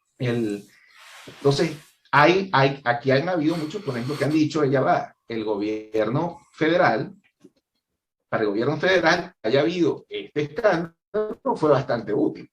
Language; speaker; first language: Spanish; native; Spanish